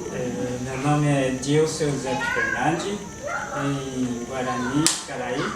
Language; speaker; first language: Portuguese; non-native, local second language; Guarani